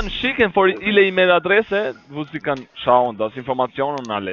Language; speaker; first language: German; non-native, learner; Spanish